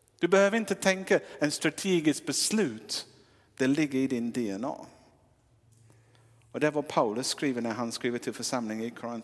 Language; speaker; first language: Swedish; non-native, fluent; English